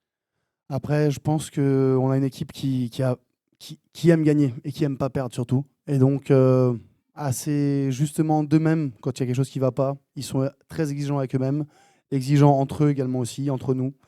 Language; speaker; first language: French; native; French